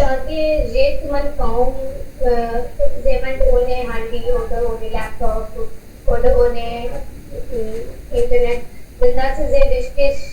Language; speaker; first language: German; non-native, learner; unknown